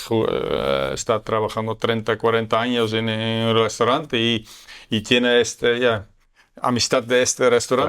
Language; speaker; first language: Spanish; non-native, learner; Dutch